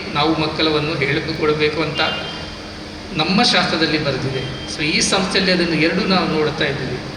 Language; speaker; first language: Kannada; non-native, local second language; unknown